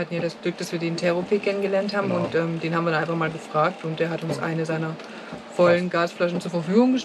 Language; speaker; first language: German; native; German